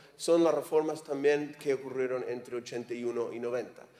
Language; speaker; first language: Spanish; non-native, fluent; English